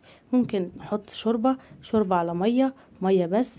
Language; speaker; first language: Arabic; native; Arabic